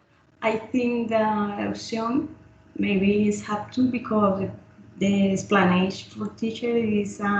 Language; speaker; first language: English; non-native, learner; Spanish